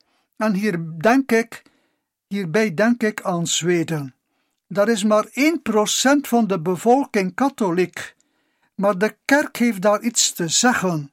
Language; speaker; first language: Dutch; native; Dutch